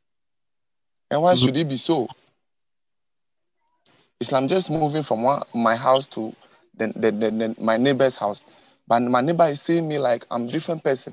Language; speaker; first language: English; non-native, local second language; Ewe